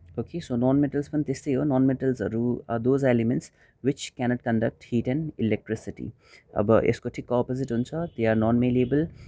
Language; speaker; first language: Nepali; non-native, local second language; Hindi